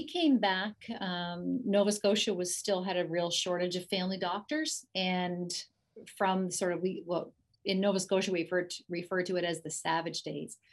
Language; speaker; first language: English; native; English